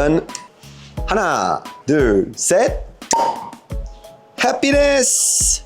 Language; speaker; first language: Korean; non-native, fluent; French